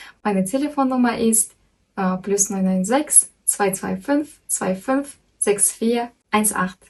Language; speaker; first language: German; non-native, fluent; Kyrgyz